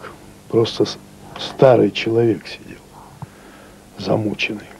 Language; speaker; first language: Russian; native; Russian